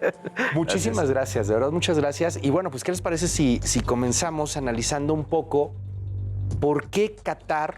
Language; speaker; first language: Spanish; native; Spanish